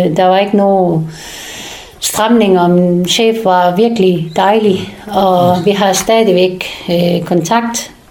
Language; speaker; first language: Danish; non-native, fluent; Persian